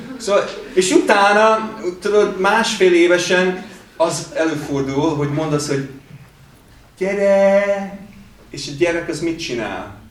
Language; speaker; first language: Hungarian; non-native, fluent; English